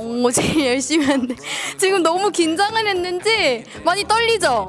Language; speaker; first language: Korean; native; Korean